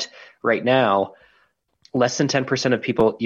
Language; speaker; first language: English; native; English